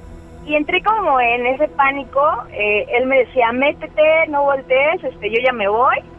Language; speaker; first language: Spanish; native; Spanish